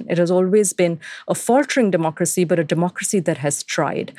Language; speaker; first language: English; non-native, local second language; Hindi